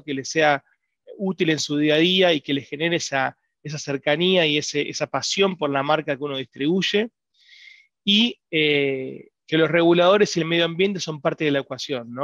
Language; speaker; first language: Spanish; native; Spanish